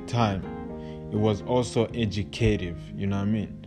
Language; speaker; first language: English; non-native, local second language; Kinyarwanda